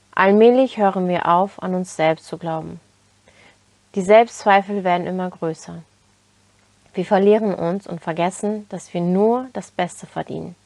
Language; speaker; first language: German; early bilingual, other home language; Turkish